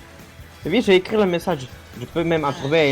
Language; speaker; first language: French; non-native, learner; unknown